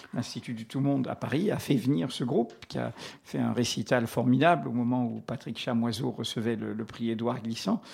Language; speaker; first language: French; native; French